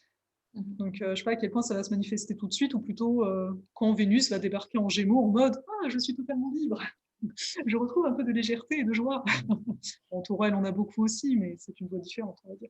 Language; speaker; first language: French; native; French